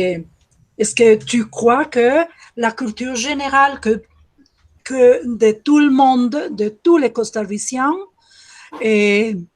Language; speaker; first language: French; non-native, fluent; Spanish